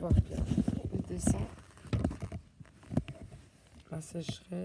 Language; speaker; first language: French; native; French